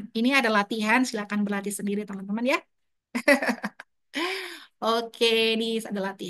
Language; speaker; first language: Indonesian; native; Indonesian